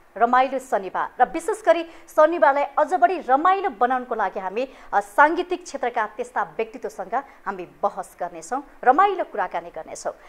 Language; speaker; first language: Nepali; native; Nepali